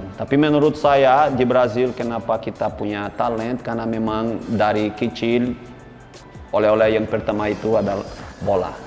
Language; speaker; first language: Indonesian; non-native, fluent; Portuguese